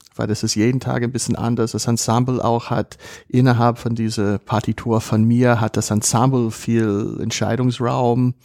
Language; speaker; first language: German; non-native, fluent; English